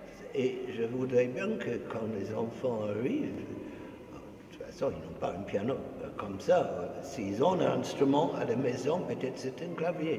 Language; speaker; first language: French; non-native, fluent; English